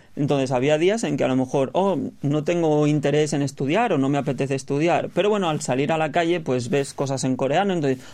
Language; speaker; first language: Spanish; native; Spanish